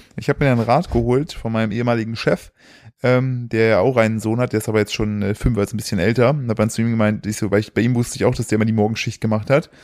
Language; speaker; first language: German; native; German